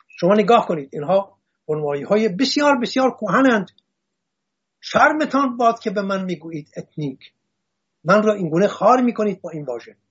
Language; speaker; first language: Persian; non-native, local second language; Assyrian Neo-Aramaic